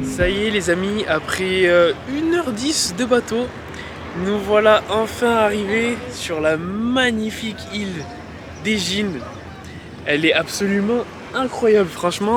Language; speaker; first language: French; native; French